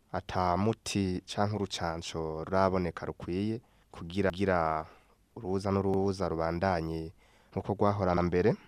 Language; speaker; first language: Kinyarwanda; native; Kinyarwanda